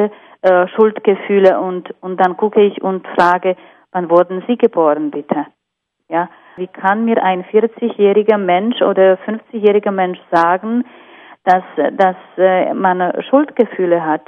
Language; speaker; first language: German; non-native, fluent; Slovak